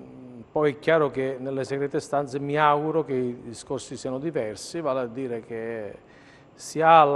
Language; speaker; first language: Italian; native; Italian